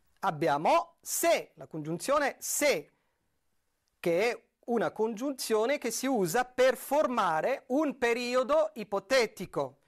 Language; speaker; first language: Italian; non-native, fluent; Arabic